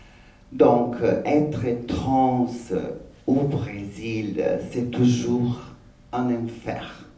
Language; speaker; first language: French; non-native, learner; Portuguese